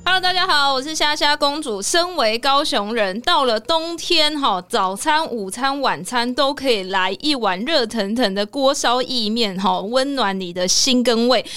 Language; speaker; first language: Chinese; native; Chinese